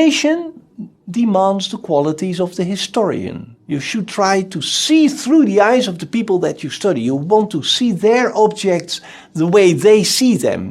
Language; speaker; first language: English; non-native, fluent; Dutch